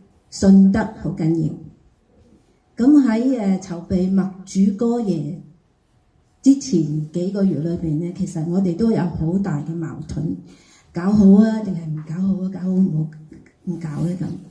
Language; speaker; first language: Cantonese; native; Cantonese